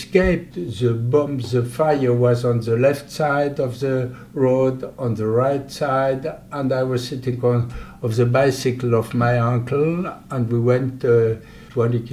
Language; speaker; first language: English; non-native, fluent; Polish